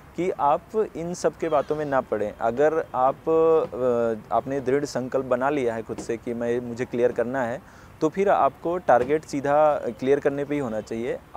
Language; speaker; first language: Hindi; native; Hindi